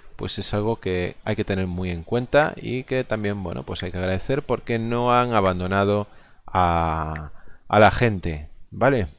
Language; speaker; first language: Spanish; non-native, local second language; Galician